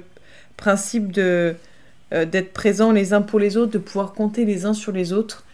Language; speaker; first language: French; native; French